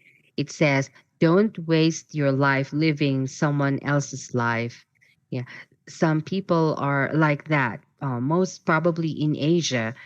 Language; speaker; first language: English; non-native, fluent; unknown